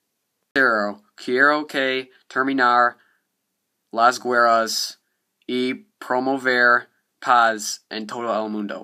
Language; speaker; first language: Spanish; non-native, learner; English